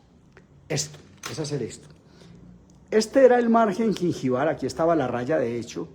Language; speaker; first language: Spanish; native; Spanish